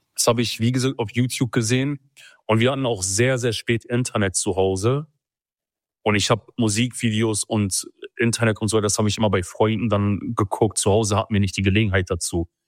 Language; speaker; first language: German; early bilingual, other home language; Kurdish